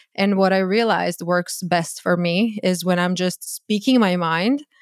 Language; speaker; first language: English; non-native, fluent; Croatian